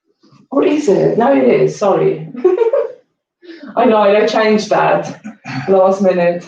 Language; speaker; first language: English; native; English